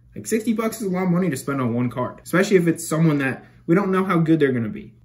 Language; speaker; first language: English; native; English